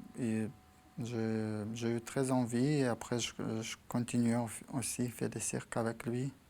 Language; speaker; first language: French; non-native, fluent; Ukrainian